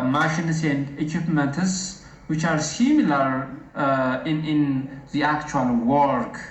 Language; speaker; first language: English; non-native, local second language; Amharic